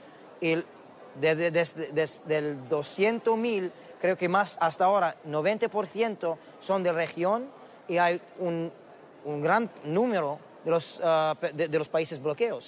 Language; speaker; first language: Spanish; non-native, learner; Arabic